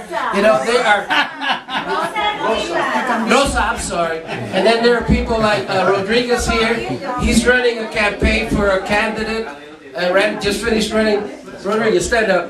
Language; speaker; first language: English; non-native, fluent; Spanish